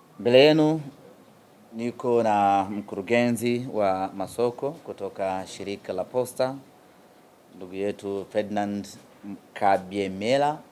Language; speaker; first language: Swahili; native; Swahili